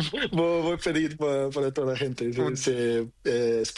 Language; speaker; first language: Spanish; non-native, learner; Portuguese